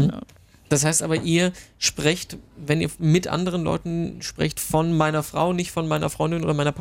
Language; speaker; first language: German; native; German